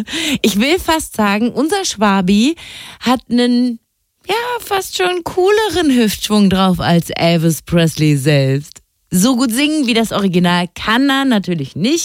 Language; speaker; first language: German; native; German